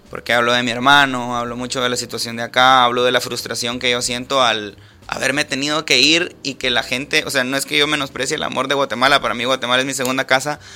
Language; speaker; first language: Spanish; native; Spanish